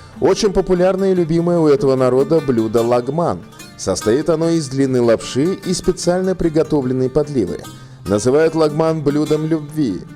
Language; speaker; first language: Russian; native; Russian